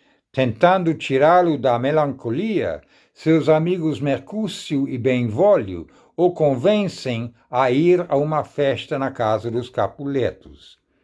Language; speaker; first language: Portuguese; non-native, fluent; English